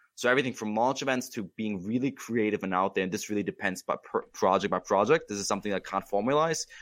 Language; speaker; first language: English; non-native, fluent; German